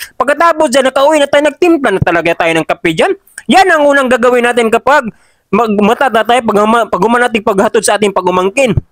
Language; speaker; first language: Filipino; non-native, local second language; Cebuano